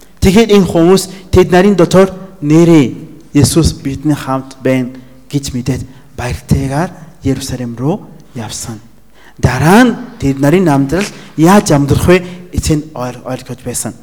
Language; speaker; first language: Mongolian; non-native, fluent; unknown